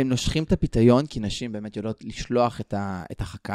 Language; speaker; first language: Hebrew; native; Hebrew